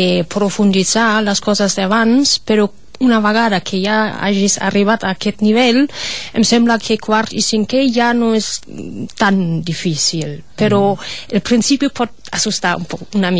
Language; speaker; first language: Catalan; non-native, fluent; German